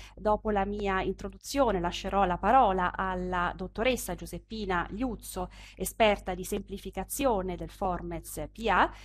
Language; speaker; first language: Italian; native; Italian